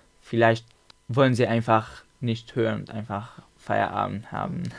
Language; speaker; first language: German; non-native, learner; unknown